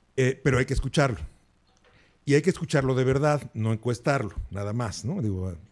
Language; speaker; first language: Spanish; native; Spanish